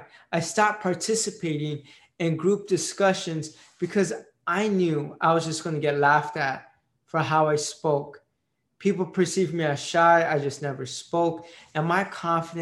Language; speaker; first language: English; early bilingual, other home language; Marathi